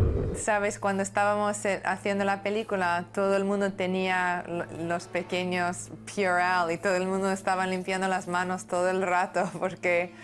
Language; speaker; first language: Spanish; non-native, fluent; English